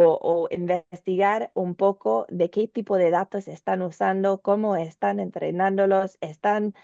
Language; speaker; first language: Spanish; non-native, learner; English